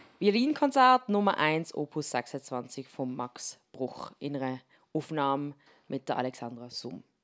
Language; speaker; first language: German; native; German